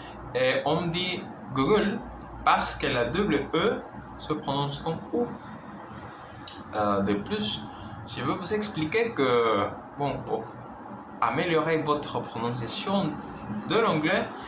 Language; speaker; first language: French; non-native, learner; Spanish